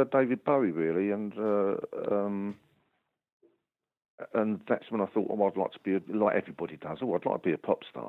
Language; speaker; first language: English; native; English